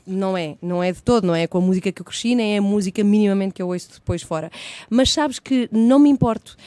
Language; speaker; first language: Portuguese; early bilingual, heritage; Portuguese